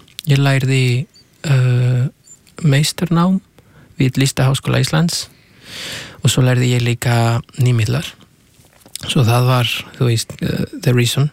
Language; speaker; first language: Icelandic; non-native, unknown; Spanish